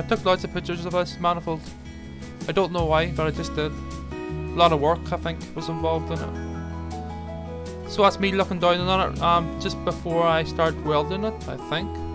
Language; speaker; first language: English; native; English